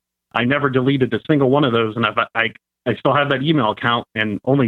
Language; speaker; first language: English; native; English